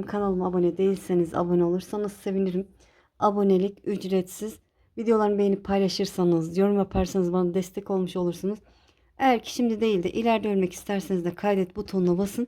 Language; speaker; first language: Turkish; native; Turkish